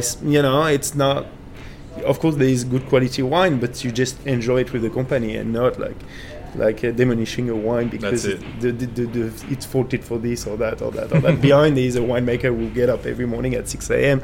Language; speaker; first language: English; non-native, fluent; French